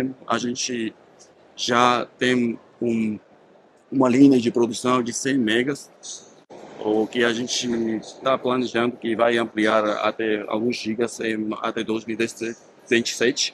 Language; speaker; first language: Portuguese; non-native, fluent; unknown